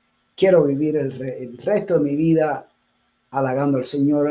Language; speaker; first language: Spanish; early bilingual, heritage; Spanish